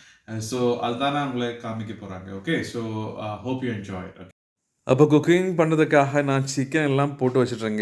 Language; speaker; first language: Tamil; non-native, learner; Malayalam